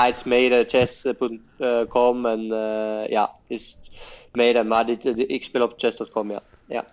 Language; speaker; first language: Dutch; non-native, fluent; Norwegian